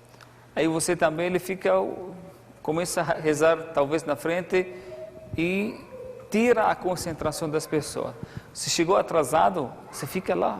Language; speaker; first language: Portuguese; non-native, fluent; Arabic